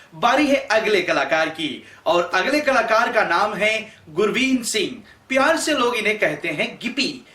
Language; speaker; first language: Hindi; native; Hindi